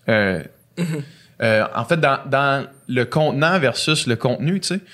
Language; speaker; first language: French; native; French